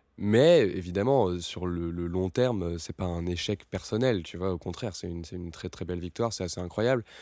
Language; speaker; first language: French; native; French